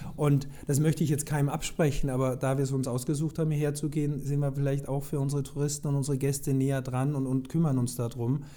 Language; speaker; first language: German; native; German